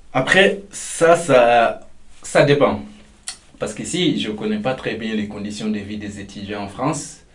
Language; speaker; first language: French; non-native, local second language; Fula